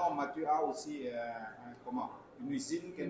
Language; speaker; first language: French; non-native, fluent; Vietnamese